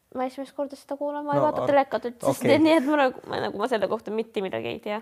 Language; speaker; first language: Estonian; non-native, local second language; Russian